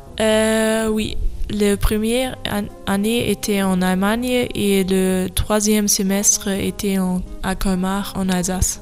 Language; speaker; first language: French; non-native, learner; German